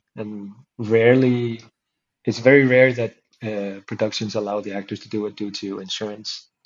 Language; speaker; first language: English; non-native, fluent; Icelandic